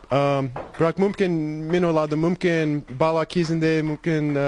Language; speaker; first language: Kazakh; non-native, learner; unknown